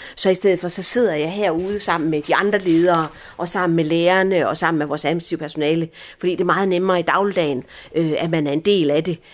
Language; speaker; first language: Danish; early bilingual, other home language; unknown